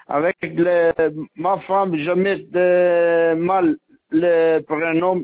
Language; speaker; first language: French; non-native, learner; Albanian